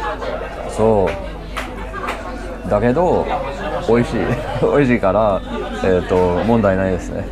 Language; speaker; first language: Japanese; non-native, learner; English